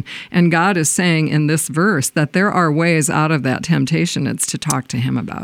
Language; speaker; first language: English; native; English